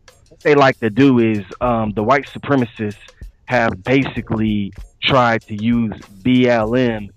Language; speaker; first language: English; native; English